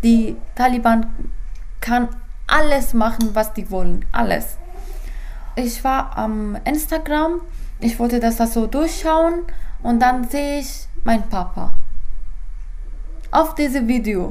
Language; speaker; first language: German; non-native, fluent; Persian